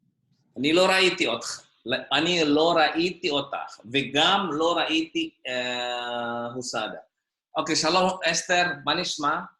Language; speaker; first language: Hebrew; non-native, fluent; Indonesian